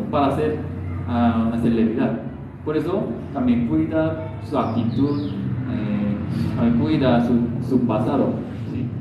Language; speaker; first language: Spanish; non-native, learner; Korean